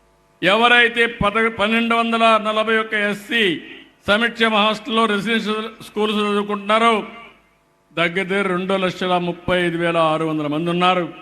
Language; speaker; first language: Telugu; native; Telugu